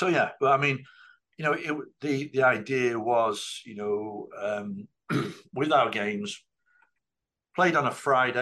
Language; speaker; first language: English; native; English